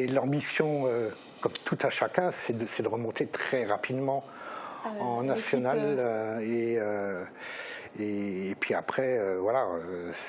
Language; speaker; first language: French; native; French